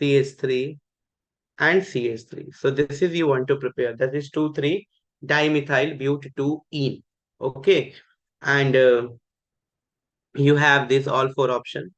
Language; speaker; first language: English; non-native, local second language; Hindi